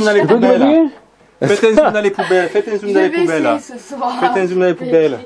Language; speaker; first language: French; native; French